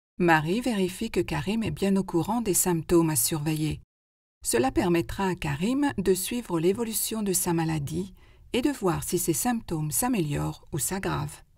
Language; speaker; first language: French; native; French